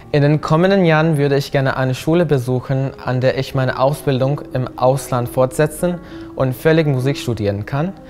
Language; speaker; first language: German; non-native, fluent; Turkish